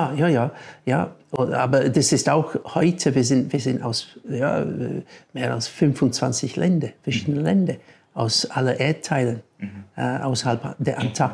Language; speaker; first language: German; non-native, fluent; English